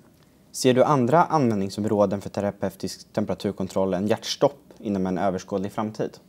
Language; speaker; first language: Swedish; native; Swedish